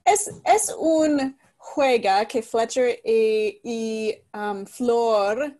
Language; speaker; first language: Spanish; non-native, learner; English